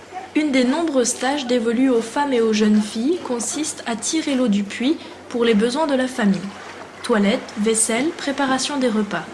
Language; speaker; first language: French; native; French